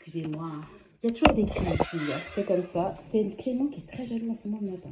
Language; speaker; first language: French; native; French